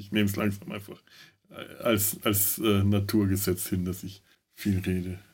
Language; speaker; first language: German; native; German